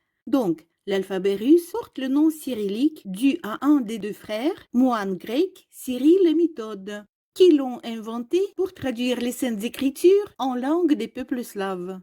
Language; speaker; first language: French; non-native, fluent; Russian